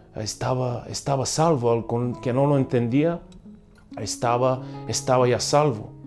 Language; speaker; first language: Spanish; non-native, fluent; Bulgarian